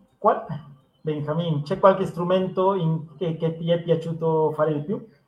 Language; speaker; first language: Italian; non-native, fluent; Spanish